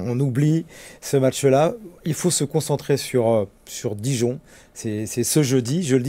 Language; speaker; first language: French; native; French